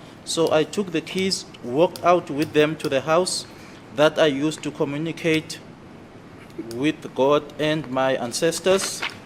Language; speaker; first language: English; non-native, local second language; Zulu